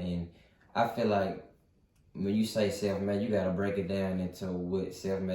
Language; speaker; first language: English; native; English